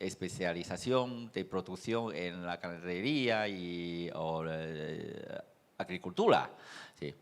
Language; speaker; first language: Spanish; non-native, fluent; Chinese